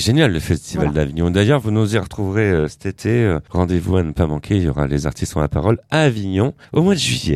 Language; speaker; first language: French; native; French